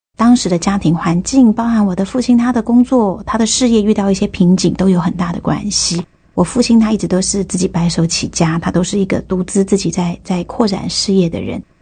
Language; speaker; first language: Chinese; native; Chinese